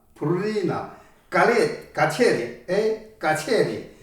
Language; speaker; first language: Russian; non-native, learner; Chinese